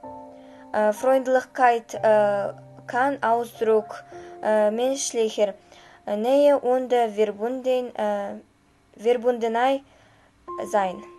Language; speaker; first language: German; non-native, learner; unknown